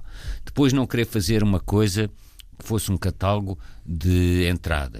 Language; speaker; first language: Portuguese; native; Portuguese